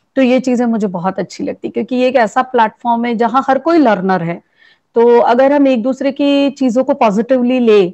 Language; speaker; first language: Hindi; native; Hindi